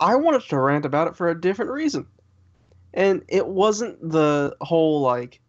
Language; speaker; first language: English; native; English